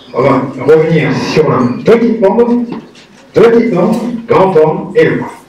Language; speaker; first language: French; native; French